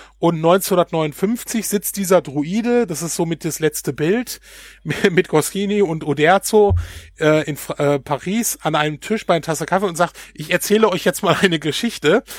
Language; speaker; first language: German; native; German